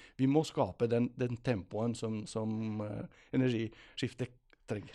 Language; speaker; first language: Norwegian; non-native, fluent; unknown